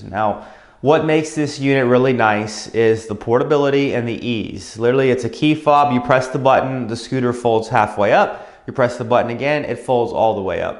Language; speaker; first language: English; native; English